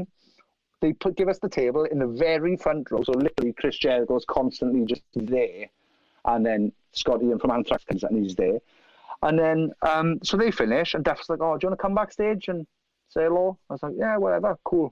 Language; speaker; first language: English; native; English